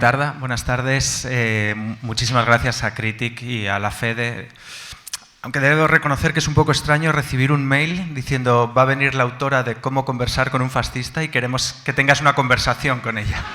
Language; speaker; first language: Spanish; native; Spanish